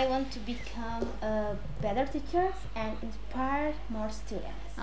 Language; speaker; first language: English; non-native, local second language; Indonesian